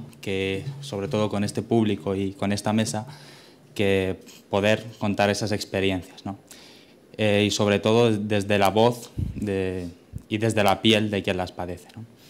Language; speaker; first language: Spanish; native; Spanish